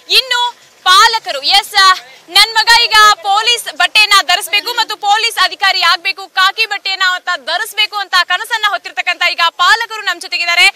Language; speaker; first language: Kannada; native; Kannada